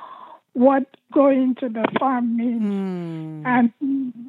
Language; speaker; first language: English; non-native, local second language; Igbo